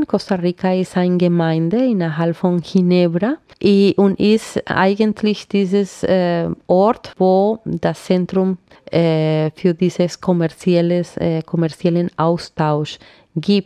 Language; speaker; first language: German; non-native, fluent; Spanish